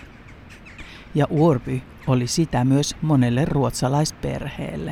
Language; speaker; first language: Finnish; early bilingual, heritage; Finnish